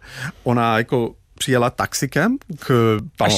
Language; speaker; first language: Czech; non-native, fluent; English